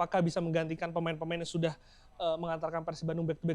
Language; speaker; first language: Indonesian; native; Indonesian